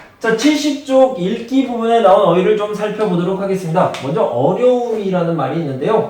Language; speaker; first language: Korean; native; Korean